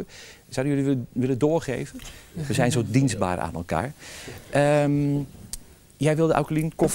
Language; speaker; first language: Dutch; native; Dutch